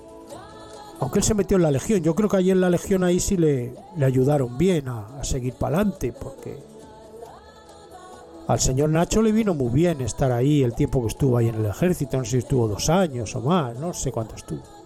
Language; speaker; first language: Spanish; native; Spanish